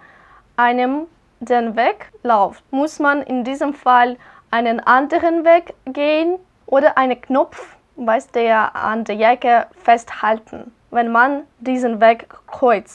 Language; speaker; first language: German; non-native, learner; Russian